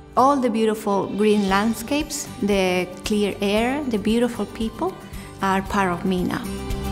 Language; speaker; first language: English; non-native, fluent; Spanish